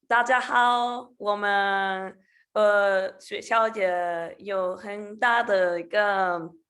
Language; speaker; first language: Chinese; non-native, learner; Spanish